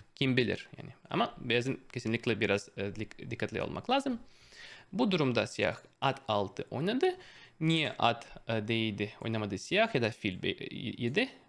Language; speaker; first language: Turkish; non-native, fluent; Russian